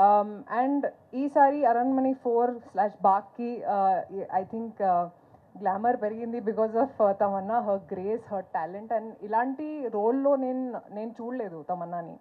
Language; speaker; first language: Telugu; non-native, fluent; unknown